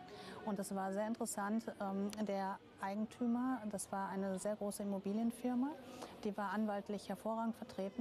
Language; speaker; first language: German; native; German